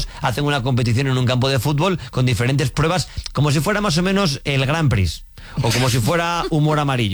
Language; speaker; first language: Spanish; native; Spanish